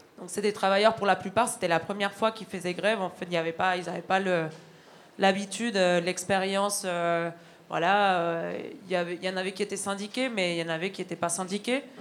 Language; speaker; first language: French; non-native, fluent; Spanish